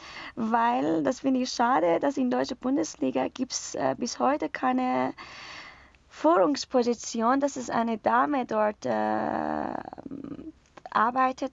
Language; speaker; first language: German; non-native, learner; Persian